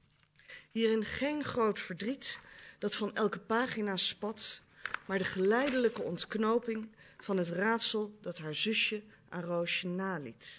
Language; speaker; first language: Dutch; native; Dutch